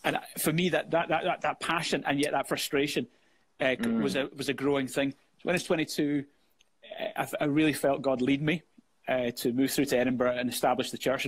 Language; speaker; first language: English; native; English